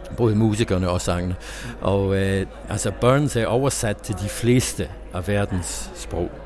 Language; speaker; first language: Danish; non-native, fluent; English